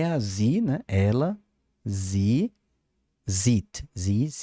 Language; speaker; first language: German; non-native, fluent; Portuguese